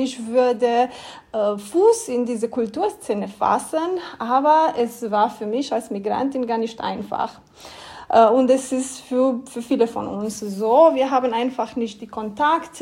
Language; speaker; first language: German; non-native, fluent; Romanian